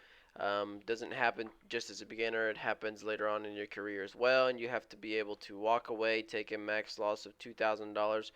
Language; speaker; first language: English; native; English